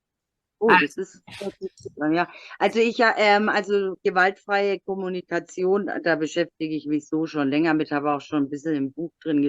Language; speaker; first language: German; native; German